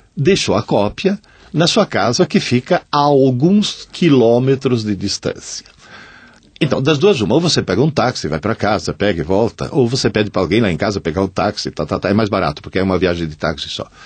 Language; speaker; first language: Portuguese; non-native, fluent; Italian